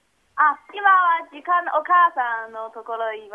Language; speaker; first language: Japanese; non-native, learner; Chinese